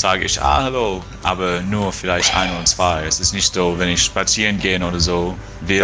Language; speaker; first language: German; non-native, fluent; English